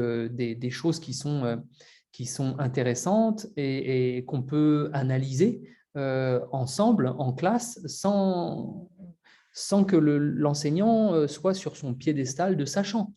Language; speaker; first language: French; native; French